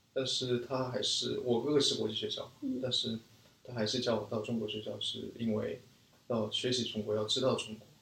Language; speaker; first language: Chinese; early bilingual, other home language; Korean